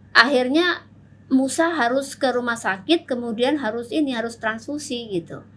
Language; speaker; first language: Indonesian; native; Indonesian